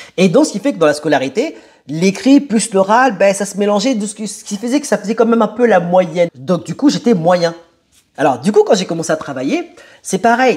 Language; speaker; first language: French; early bilingual, other home language; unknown